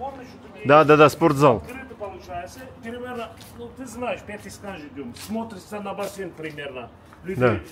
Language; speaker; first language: Russian; non-native, learner; Turkish